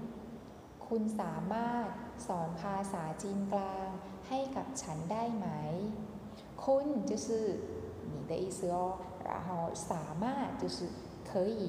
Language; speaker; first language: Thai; non-native, fluent; Chinese